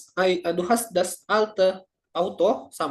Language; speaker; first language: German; non-native, fluent; Indonesian